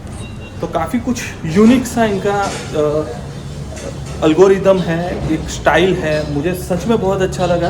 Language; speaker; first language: Hindi; native; Hindi